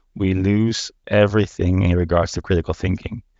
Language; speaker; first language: English; non-native, fluent; Dutch